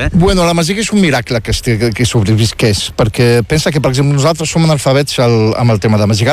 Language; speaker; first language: Catalan; non-native, fluent; Riffian